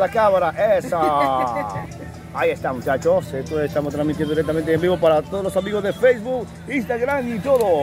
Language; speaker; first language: Spanish; native; Spanish